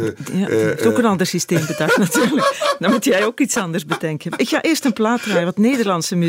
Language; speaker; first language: Dutch; native; Dutch